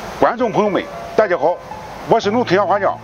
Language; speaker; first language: Chinese; native; Chinese